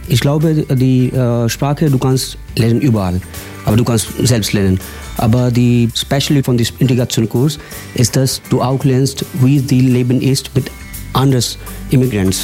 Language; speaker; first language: German; non-native, learner; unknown